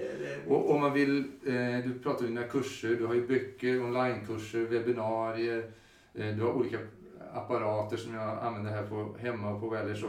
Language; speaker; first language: Swedish; native; Swedish